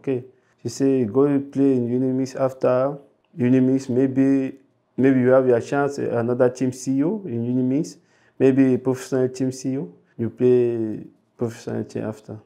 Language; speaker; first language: English; non-native, local second language; French